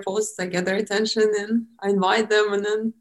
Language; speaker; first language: English; non-native, fluent; Russian